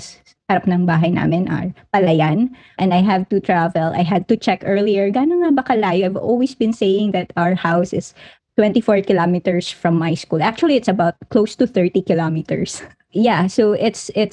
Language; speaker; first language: English; non-native, local second language; Waray